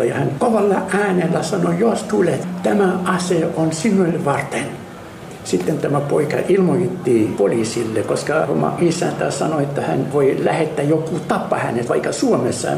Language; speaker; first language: Finnish; non-native, fluent; Arabic